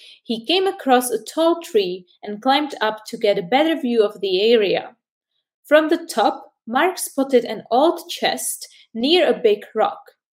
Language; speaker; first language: English; non-native, fluent; Czech